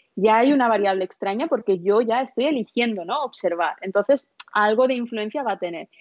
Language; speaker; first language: Spanish; early bilingual, other home language; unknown